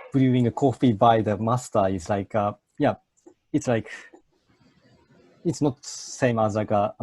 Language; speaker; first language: English; non-native, fluent; Japanese